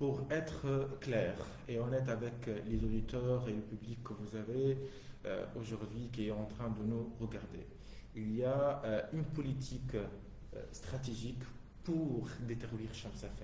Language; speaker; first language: French; non-native, local second language; Arabic